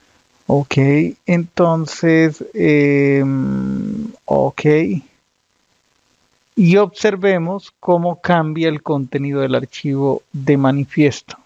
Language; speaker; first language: Spanish; native; Spanish